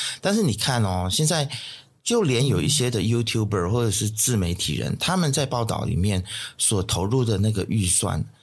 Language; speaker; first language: Chinese; native; Chinese